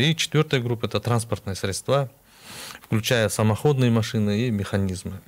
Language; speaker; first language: Russian; non-native, local second language; Kyrgyz